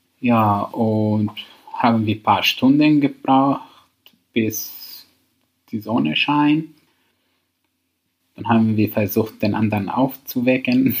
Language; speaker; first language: German; non-native, learner; Arabic